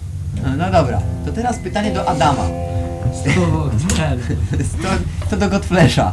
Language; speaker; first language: Polish; native; Polish